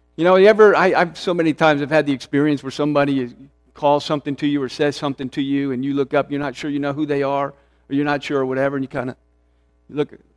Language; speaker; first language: English; early bilingual, other home language; Swedish